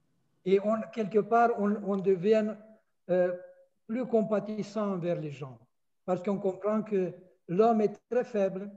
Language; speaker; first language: French; non-native, fluent; Romanian